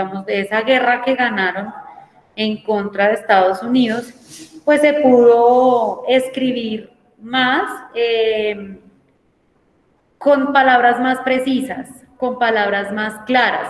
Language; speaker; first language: Spanish; native; Spanish